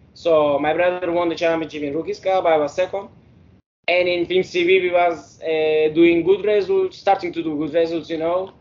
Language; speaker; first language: Norwegian; early bilingual, heritage; Norwegian